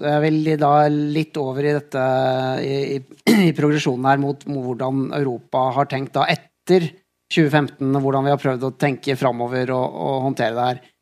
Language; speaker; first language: Norwegian; native; Norwegian